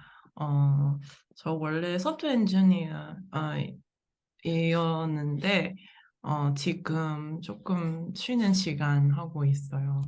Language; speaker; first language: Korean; non-native, learner; English